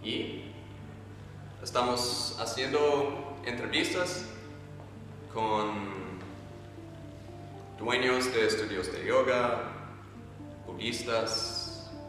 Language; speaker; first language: Spanish; non-native, fluent; English